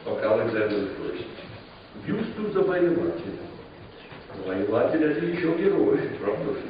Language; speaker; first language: Russian; non-native, fluent; English